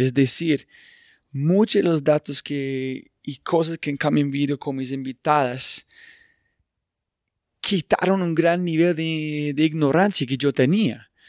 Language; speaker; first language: Spanish; non-native, fluent; English